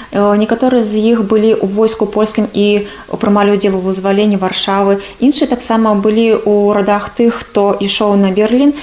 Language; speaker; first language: Belarusian; native; Belarusian